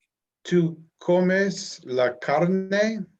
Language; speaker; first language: Spanish; non-native, learner; English